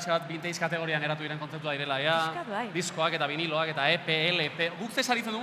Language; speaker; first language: Basque; native; Basque